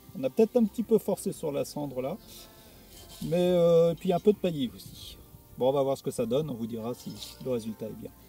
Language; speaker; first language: French; native; French